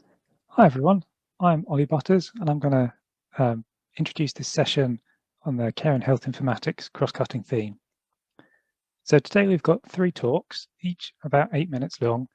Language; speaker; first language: English; native; English